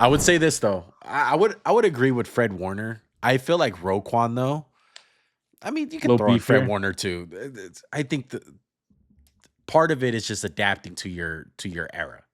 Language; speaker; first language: English; native; English